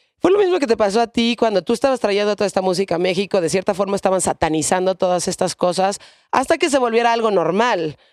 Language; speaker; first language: Spanish; native; Spanish